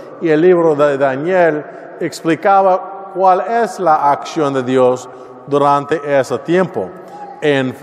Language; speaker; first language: Spanish; non-native, learner; English